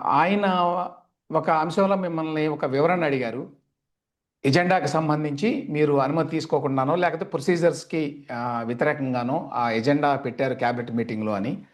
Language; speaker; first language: Telugu; native; Telugu